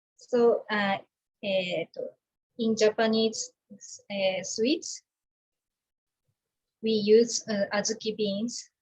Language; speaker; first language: English; non-native, learner; Japanese